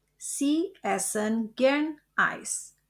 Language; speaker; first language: German; non-native, fluent; Indonesian